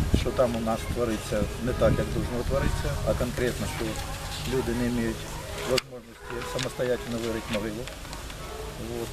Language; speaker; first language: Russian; non-native, local second language; Ukrainian